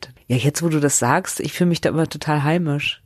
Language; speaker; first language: German; native; German